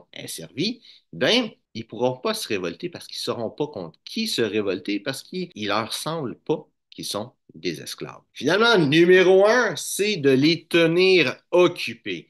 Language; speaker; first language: French; native; French